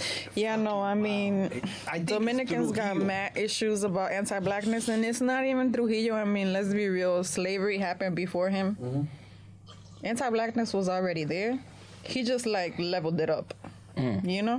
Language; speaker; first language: English; non-native, fluent; Spanish